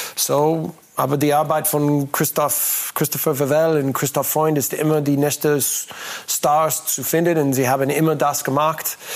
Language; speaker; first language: German; non-native, learner; English